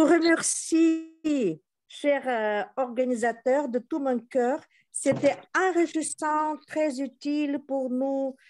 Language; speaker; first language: French; non-native, fluent; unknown